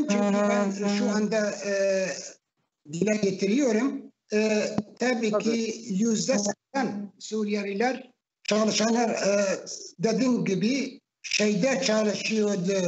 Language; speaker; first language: Turkish; non-native, fluent; Arabic